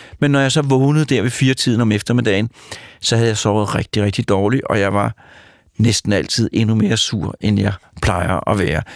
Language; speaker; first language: Danish; native; Danish